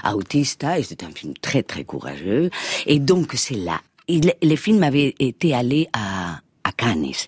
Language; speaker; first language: French; non-native, fluent; Spanish